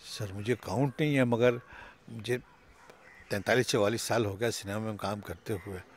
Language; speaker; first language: Hindi; native; Hindi